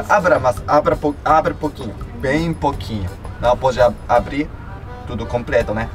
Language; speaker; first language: Portuguese; non-native, learner; Japanese